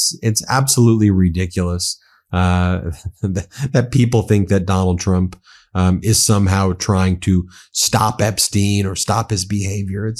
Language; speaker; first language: English; native; English